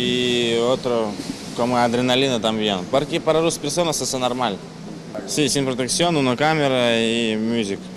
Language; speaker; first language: Spanish; non-native, learner; Russian